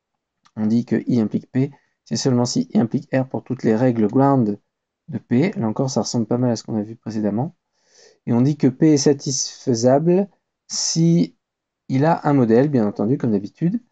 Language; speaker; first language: French; native; French